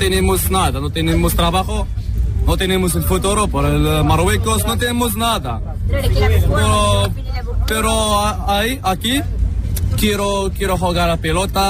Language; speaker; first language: Spanish; non-native, learner; Arabic